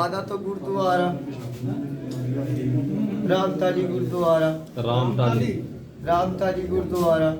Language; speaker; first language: Hindi; non-native, local second language; Punjabi